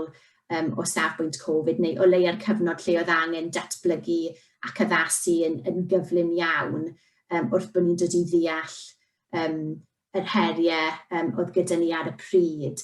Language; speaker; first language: Welsh; native; Welsh